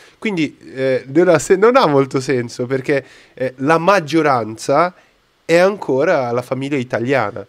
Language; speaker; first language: Italian; non-native, fluent; Portuguese